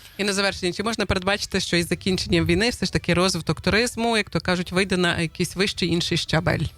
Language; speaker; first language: Ukrainian; native; Ukrainian